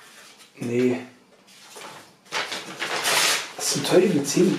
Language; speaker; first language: German; native; German